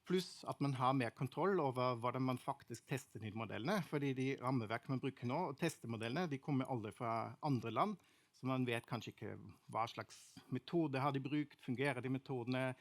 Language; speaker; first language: Norwegian; non-native, fluent; German